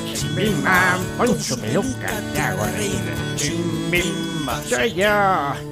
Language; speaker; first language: Spanish; native; Spanish